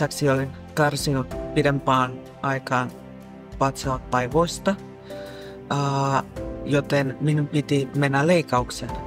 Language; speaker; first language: Finnish; non-native, fluent; Spanish